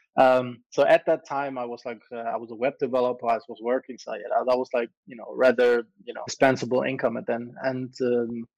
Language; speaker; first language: English; non-native, fluent; German